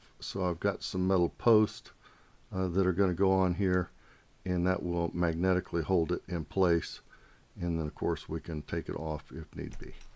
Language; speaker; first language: English; native; English